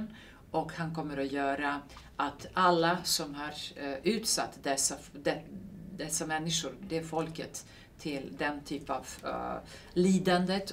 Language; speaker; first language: Swedish; non-native, fluent; Serbian